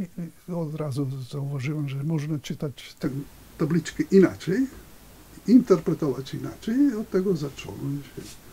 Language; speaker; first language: Polish; non-native, fluent; Italian